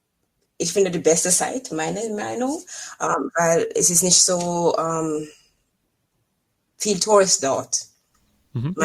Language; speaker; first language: German; non-native, fluent; English